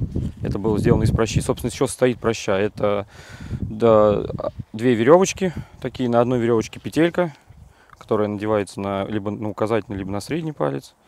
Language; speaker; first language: Russian; native; Russian